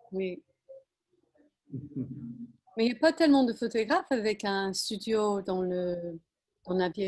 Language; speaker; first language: French; non-native, fluent; English